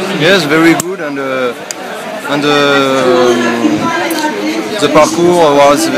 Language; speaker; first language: English; non-native, learner; French